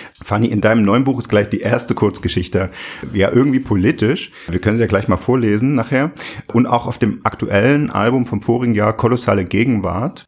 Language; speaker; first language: German; native; German